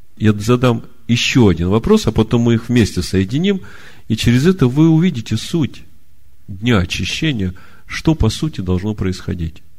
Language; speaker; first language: Russian; native; Russian